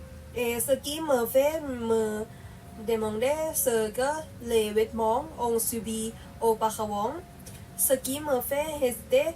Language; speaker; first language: French; non-native, learner; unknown